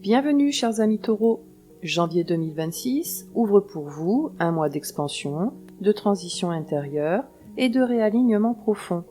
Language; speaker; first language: French; native; French